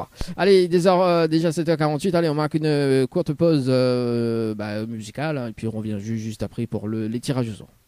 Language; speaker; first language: French; native; French